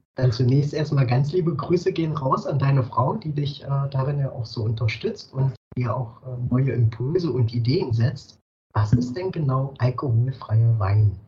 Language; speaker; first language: German; native; German